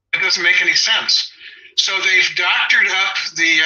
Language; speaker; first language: English; native; English